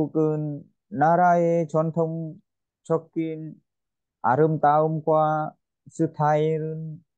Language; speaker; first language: Korean; non-native, learner; Vietnamese